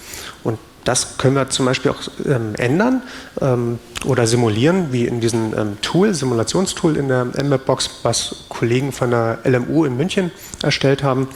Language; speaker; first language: German; native; German